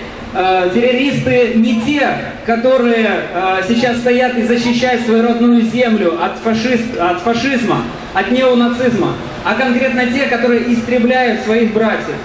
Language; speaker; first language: Russian; native; Russian